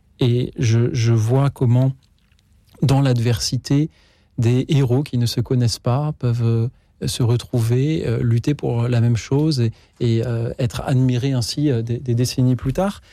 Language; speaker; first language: French; native; French